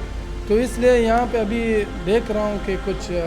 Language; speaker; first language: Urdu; non-native, local second language; Pashto